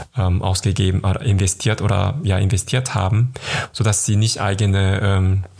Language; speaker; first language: German; non-native, fluent; Korean